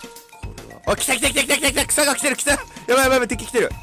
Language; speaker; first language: Japanese; native; Japanese